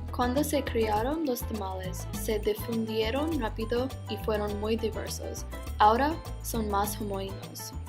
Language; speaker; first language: Spanish; non-native, learner; English